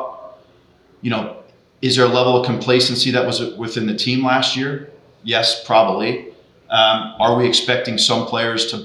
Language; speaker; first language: English; native; English